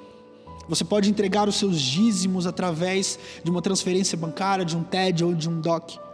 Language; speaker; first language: Portuguese; native; Portuguese